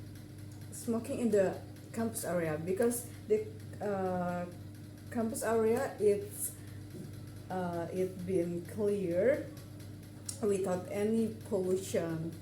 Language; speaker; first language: English; non-native, learner; Indonesian